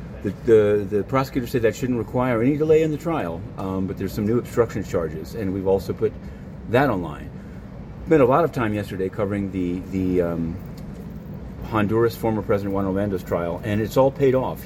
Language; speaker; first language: English; native; English